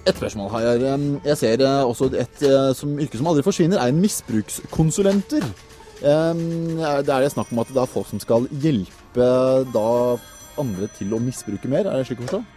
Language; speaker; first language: Norwegian; native; Norwegian